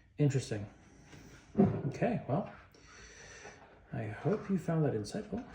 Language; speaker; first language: English; native; English